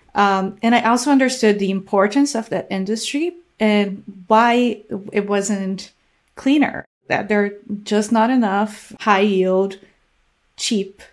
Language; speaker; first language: English; non-native, fluent; Portuguese